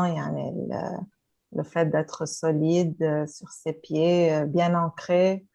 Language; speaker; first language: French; non-native, local second language; Arabic